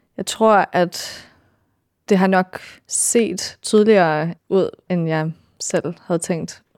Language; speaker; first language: Danish; early bilingual, heritage; Danish